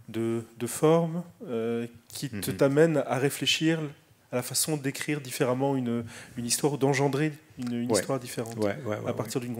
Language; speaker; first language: French; native; French